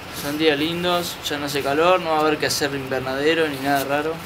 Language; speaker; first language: Spanish; native; Spanish